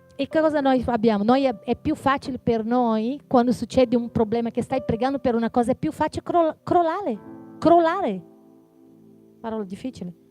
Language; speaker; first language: Italian; non-native, fluent; Portuguese